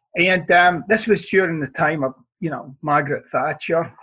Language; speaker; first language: English; native; English